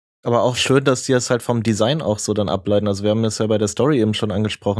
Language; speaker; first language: German; native; German